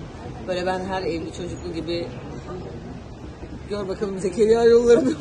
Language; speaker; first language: Turkish; native; Turkish